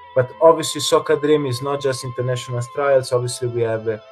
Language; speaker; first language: English; non-native, fluent; Italian